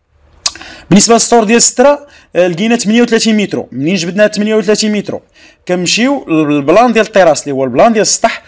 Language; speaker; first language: Arabic; native; Arabic